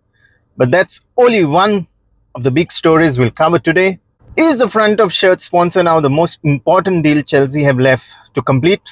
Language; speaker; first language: English; non-native, local second language; Konkani